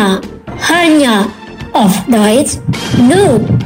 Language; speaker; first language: German; non-native, fluent; Indonesian